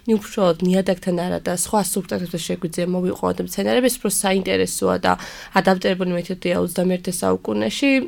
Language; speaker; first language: Georgian; native; Georgian